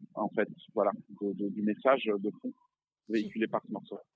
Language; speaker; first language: French; native; French